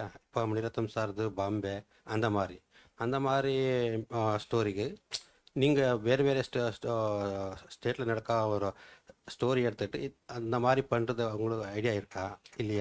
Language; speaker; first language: Tamil; non-native, fluent; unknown